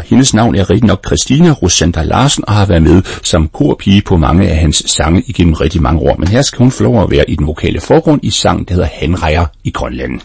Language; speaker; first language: Danish; native; Danish